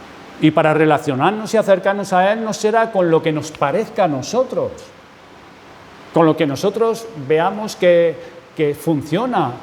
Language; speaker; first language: Spanish; native; Spanish